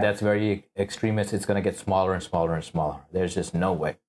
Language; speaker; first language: English; non-native, local second language; Urdu